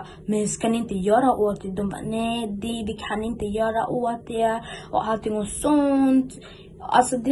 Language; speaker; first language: Swedish; early bilingual, other home language; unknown